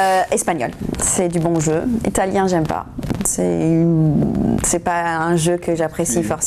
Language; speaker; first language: French; non-native, fluent; English